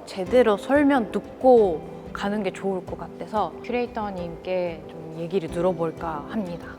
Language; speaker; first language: Korean; non-native, fluent; Japanese